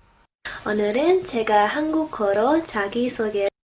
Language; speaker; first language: Korean; non-native, learner; English